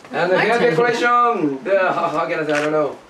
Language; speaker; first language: English; non-native, learner; Japanese